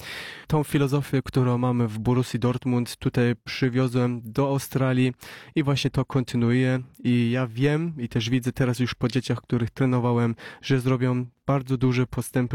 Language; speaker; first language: Polish; early bilingual, heritage; Polish